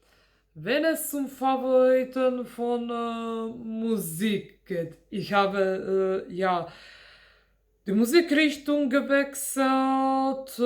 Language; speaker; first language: German; non-native, fluent; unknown